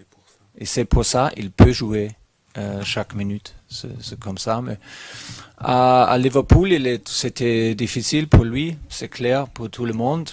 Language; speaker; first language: French; non-native, learner; German